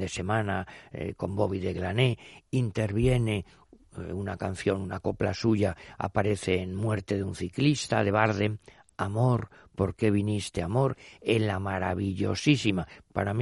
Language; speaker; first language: Spanish; native; Spanish